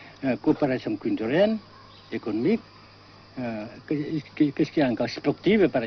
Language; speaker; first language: French; non-native, local second language; Vietnamese